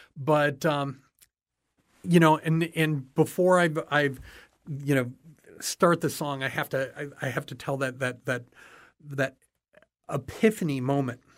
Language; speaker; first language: English; native; English